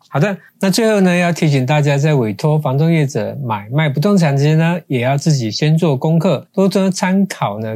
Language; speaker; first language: Chinese; native; Chinese